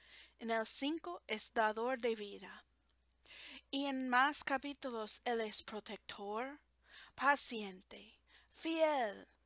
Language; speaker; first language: Spanish; non-native, fluent; English